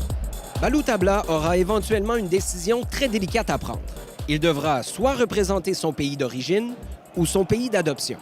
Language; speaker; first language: French; native; French